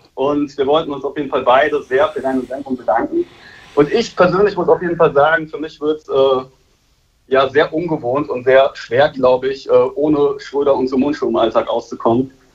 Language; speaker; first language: German; native; German